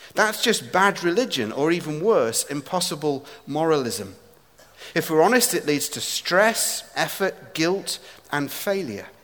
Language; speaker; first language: English; native; English